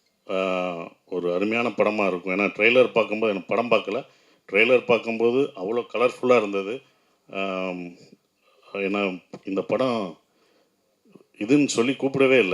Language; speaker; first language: Tamil; native; Tamil